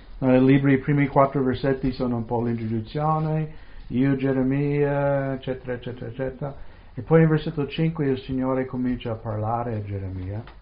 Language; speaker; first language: Italian; non-native, fluent; English